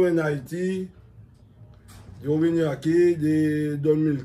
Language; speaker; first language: Spanish; non-native, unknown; Haitian Creole